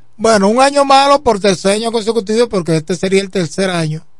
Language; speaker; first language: Spanish; native; Spanish